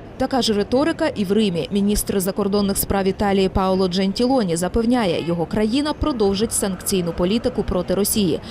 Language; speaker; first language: Ukrainian; native; Ukrainian